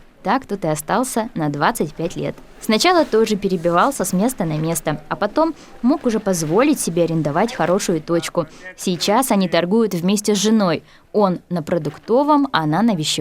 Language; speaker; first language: Russian; native; Russian